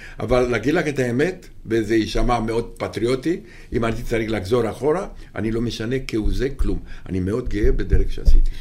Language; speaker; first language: Hebrew; non-native, fluent; Romanian